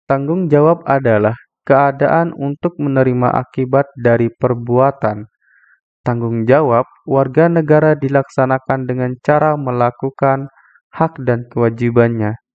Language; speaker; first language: Indonesian; native; Indonesian